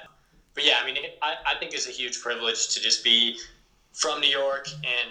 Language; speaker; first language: English; native; English